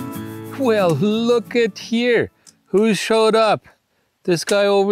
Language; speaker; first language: English; native; English